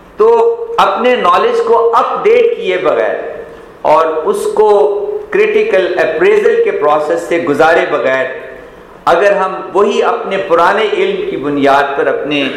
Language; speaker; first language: Urdu; non-native, local second language; Punjabi